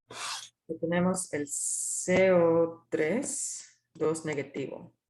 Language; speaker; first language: Spanish; non-native, fluent; English